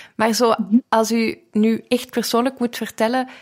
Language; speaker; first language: Dutch; native; Dutch